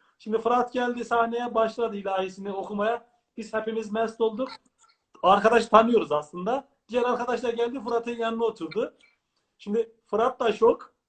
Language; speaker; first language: Turkish; native; Turkish